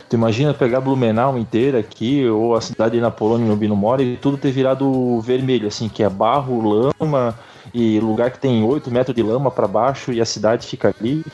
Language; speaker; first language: Portuguese; native; Portuguese